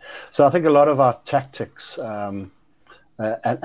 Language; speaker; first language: English; native; English